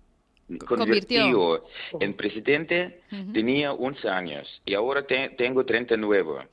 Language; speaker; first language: Spanish; non-native, learner; Belarusian